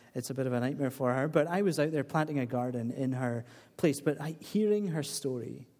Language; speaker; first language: English; native; English